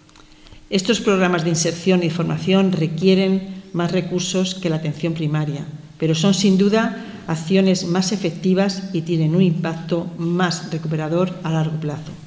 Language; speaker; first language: Spanish; native; Spanish